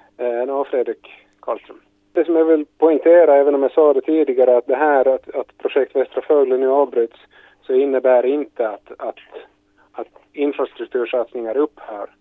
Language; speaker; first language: Swedish; native; Swedish